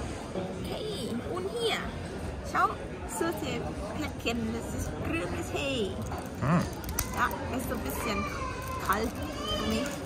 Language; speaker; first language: German; non-native, learner; Thai